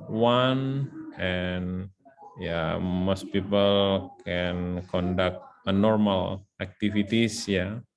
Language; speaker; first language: English; non-native, learner; Indonesian